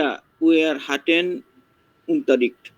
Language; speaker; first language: German; non-native, learner; Bangla